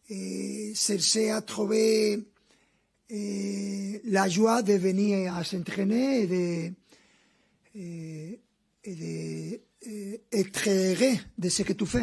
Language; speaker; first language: French; non-native, fluent; Spanish